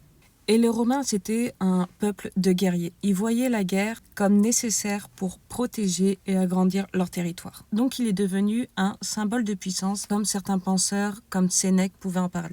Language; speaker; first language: French; native; French